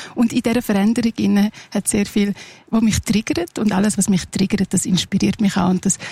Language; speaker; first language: German; non-native, local second language; Romansh